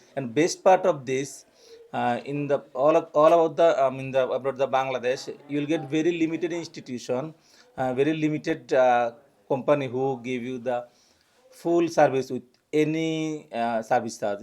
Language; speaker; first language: English; non-native, local second language; Bangla